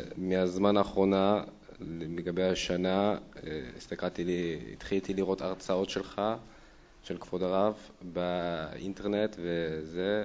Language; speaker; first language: Hebrew; non-native, learner; Dutch